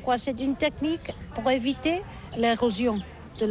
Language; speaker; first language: French; non-native, learner; Catalan